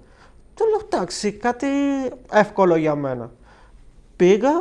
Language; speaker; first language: Greek; non-native, learner; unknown